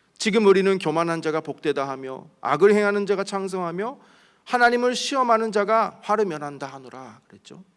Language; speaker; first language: Korean; early bilingual, heritage; Korean